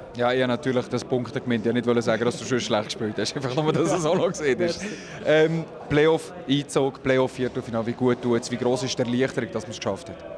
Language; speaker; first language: German; native; German